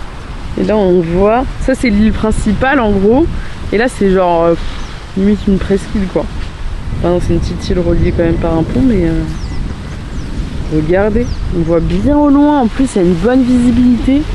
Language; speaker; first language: French; native; French